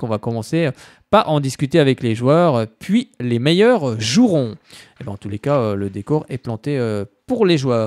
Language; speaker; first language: French; native; French